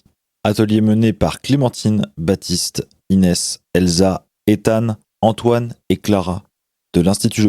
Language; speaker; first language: French; native; French